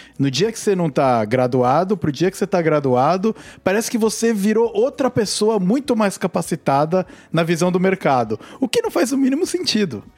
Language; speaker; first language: Portuguese; native; Portuguese